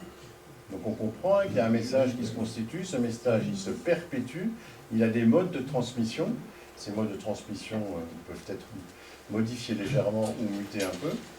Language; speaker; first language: French; native; French